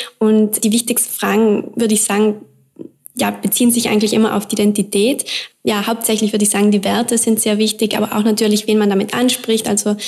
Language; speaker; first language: German; native; German